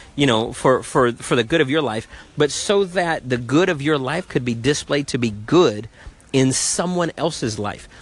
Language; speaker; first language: English; native; English